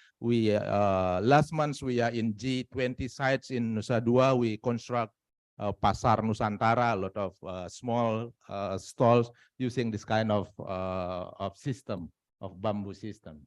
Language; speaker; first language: English; non-native, fluent; Indonesian